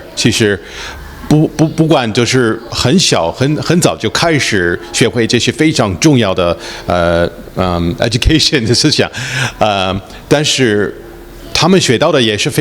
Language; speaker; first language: Chinese; early bilingual, heritage; Chinese